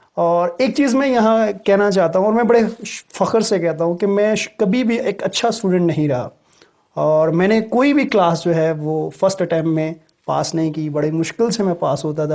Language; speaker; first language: Urdu; non-native, local second language; Punjabi